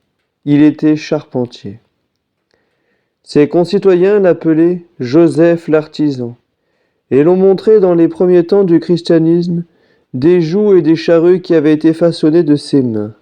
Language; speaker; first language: French; native; French